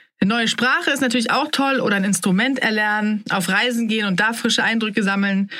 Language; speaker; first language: German; native; German